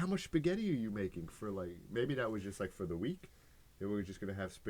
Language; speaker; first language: English; native; English